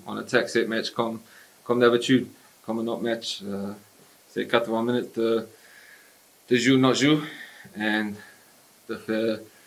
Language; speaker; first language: French; non-native, learner; English